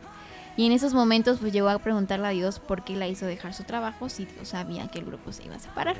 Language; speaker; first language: Spanish; native; Spanish